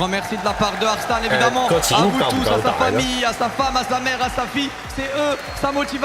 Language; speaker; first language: French; native; French